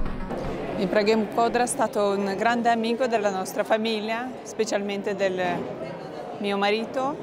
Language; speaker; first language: Italian; non-native, fluent; Albanian